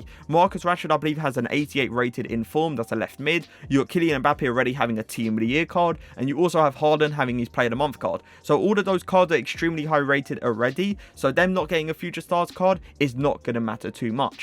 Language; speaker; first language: English; native; English